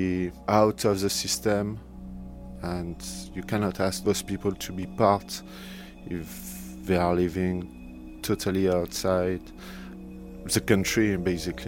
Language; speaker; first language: English; non-native, fluent; French